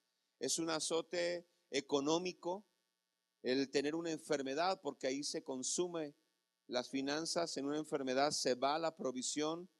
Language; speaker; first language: Spanish; native; Spanish